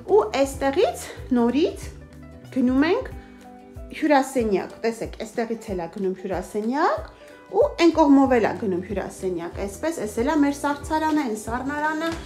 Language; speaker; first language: Armenian; native; Armenian